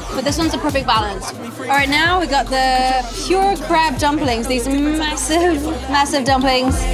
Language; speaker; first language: English; non-native, local second language; Cantonese